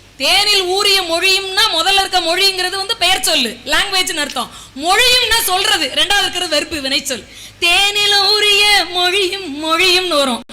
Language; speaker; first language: Tamil; native; Tamil